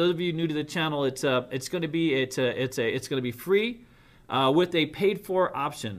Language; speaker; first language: English; native; English